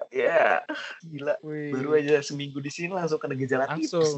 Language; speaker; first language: Indonesian; native; Indonesian